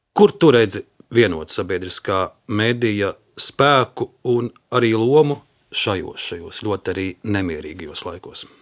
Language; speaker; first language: Latvian; native; Latvian